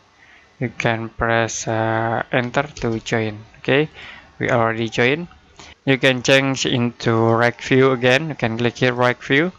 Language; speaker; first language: English; non-native, learner; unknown